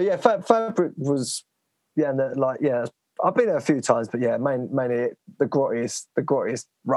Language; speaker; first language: English; native; English